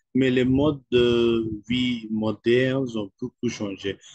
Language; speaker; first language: French; non-native, fluent; Urdu